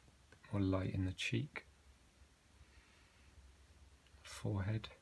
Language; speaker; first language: English; native; English